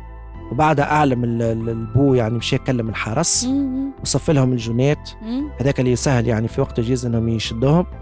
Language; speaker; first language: Arabic; native; Arabic